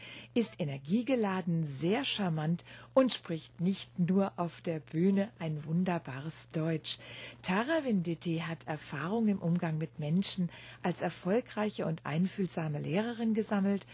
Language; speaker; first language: German; native; German